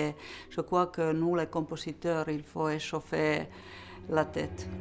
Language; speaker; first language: French; non-native, fluent; Finnish